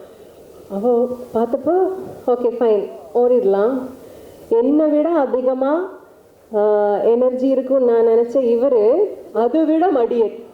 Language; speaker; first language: Tamil; non-native, learner; Malayalam